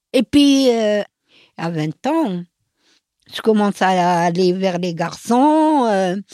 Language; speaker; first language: French; non-native, local second language; Arabic